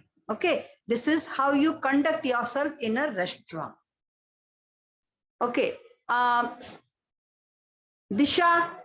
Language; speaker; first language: English; non-native, local second language; Odia